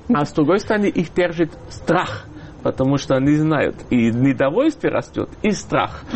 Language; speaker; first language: Russian; non-native, fluent; German